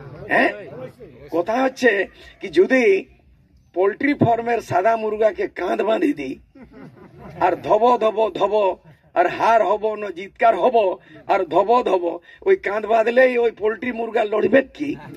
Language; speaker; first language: Bangla; non-native, local second language; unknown